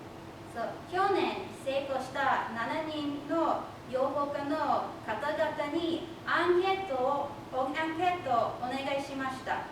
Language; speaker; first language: Japanese; non-native, fluent; English